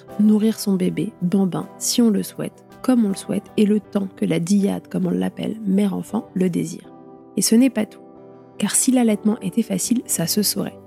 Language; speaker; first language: French; native; French